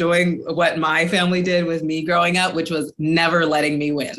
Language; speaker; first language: English; native; English